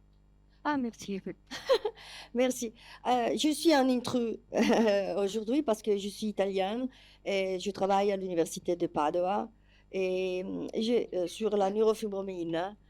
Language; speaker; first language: French; non-native, learner; Italian